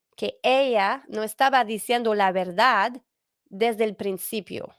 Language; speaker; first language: Spanish; non-native, fluent; English